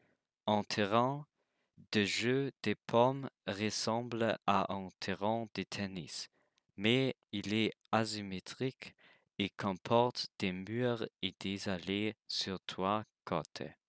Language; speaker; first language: French; non-native, learner; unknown